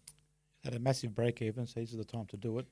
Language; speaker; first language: English; native; English